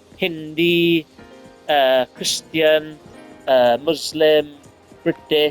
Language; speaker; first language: English; native; English